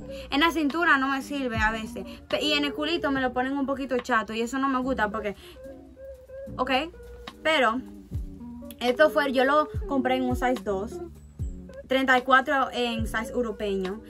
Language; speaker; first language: Spanish; early bilingual, heritage; Spanish